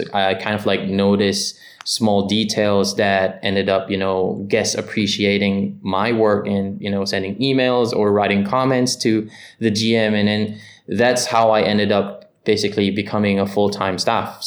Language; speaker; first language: English; non-native, local second language; Filipino